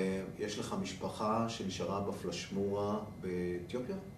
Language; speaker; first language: Hebrew; native; Hebrew